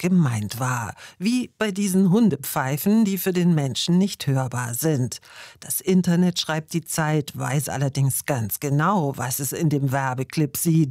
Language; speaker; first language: German; native; German